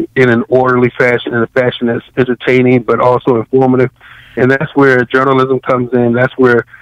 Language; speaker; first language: English; native; English